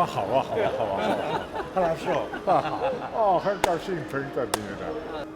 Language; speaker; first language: Chinese; non-native, fluent; Dutch